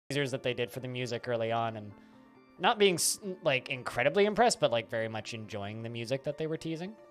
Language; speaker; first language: English; native; English